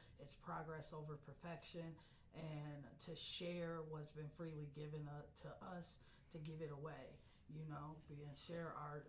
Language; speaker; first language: English; native; English